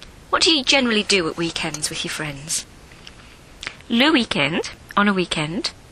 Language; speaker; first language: English; native; English